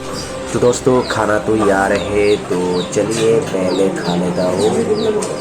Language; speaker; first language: Hindi; non-native, local second language; Bodo